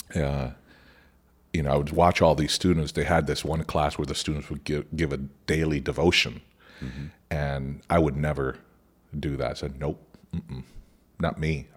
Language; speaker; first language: English; early bilingual, other home language; Spanish